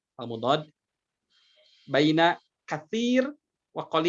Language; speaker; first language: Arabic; non-native, fluent; Indonesian